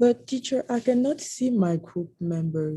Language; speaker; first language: English; non-native, learner; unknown